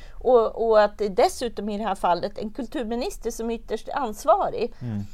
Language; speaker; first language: Swedish; early bilingual, other home language; German